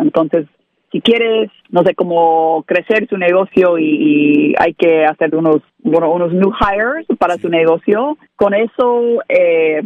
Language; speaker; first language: Spanish; non-native, learner; English